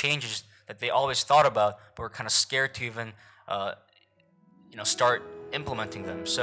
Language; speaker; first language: English; early bilingual, other home language; Korean